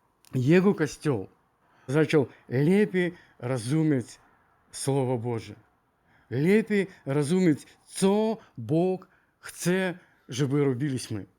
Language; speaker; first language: Ukrainian; non-native, learner; Russian